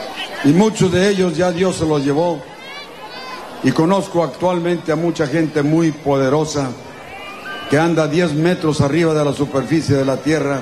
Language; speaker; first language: Spanish; native; Spanish